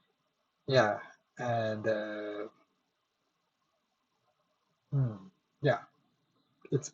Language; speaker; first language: English; non-native, learner; Japanese